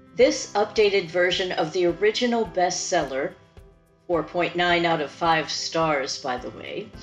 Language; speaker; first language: English; native; English